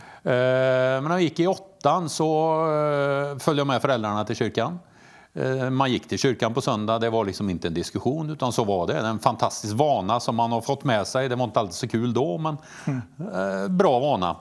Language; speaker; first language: Swedish; native; Swedish